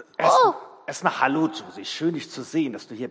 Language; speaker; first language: German; native; German